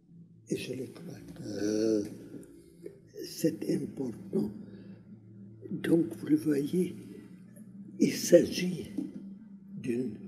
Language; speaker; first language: French; non-native, learner; Hungarian